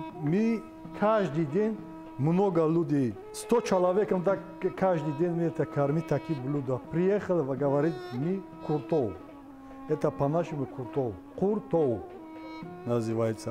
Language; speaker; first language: Russian; non-native, learner; Tajik